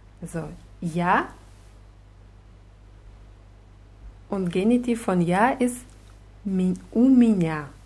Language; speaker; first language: German; non-native, fluent; Russian